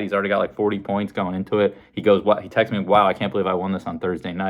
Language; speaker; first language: English; native; English